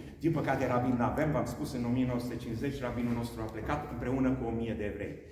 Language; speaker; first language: Romanian; non-native, local second language; Hungarian